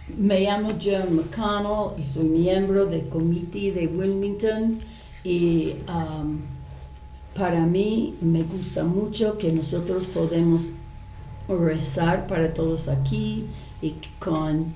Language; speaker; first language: Spanish; non-native, fluent; English